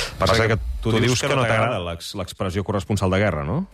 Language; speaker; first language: Catalan; native; Catalan